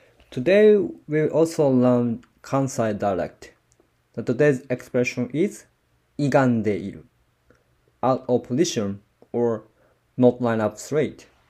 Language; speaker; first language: English; non-native, learner; Japanese